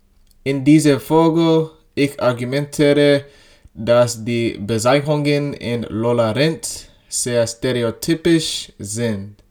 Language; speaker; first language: German; non-native, learner; English